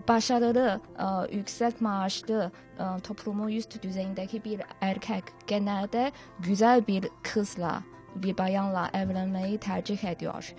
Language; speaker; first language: Turkish; non-native, learner; Chinese